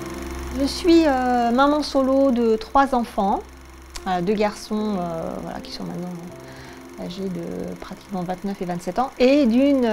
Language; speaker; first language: French; native; French